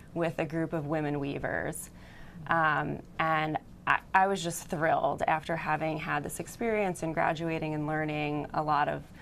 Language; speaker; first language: English; native; English